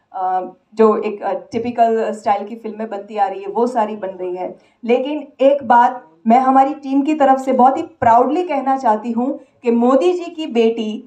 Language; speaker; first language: Hindi; non-native, local second language; Gujarati